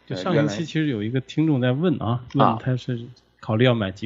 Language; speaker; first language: Chinese; native; Chinese